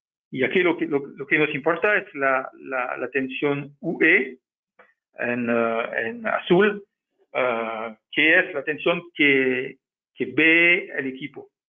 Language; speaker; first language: Spanish; non-native, fluent; French